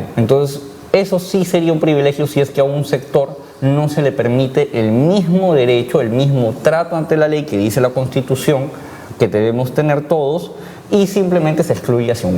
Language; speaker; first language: Spanish; native; Spanish